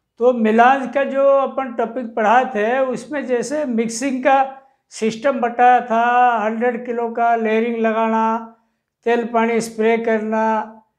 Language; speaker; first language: Hindi; non-native, local second language; Odia